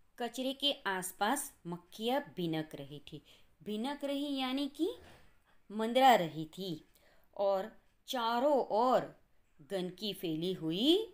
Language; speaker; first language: Hindi; non-native, local second language; Gujarati